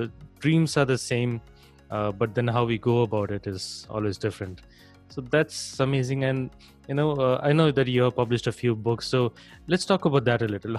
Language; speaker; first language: English; non-native, local second language; Hindi